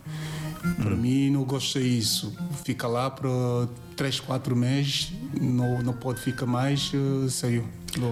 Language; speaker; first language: Portuguese; non-native, learner; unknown